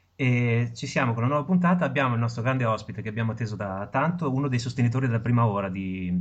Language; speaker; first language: Italian; native; Italian